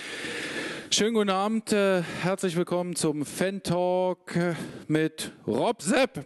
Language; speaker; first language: German; native; German